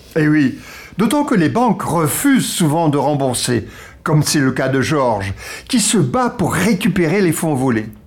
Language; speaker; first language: French; native; French